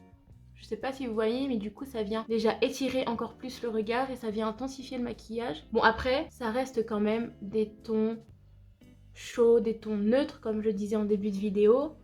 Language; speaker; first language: French; native; French